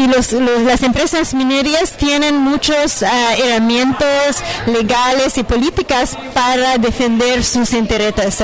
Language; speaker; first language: Spanish; non-native, fluent; French